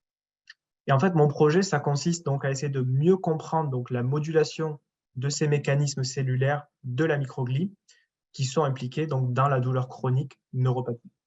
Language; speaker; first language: French; native; French